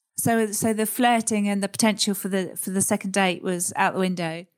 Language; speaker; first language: English; native; English